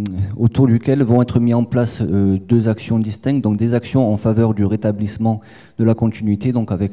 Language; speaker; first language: French; native; French